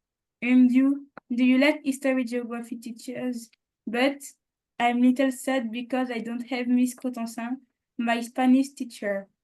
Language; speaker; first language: English; non-native, learner; French